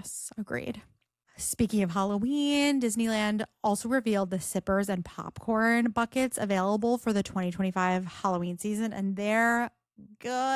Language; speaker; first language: English; native; English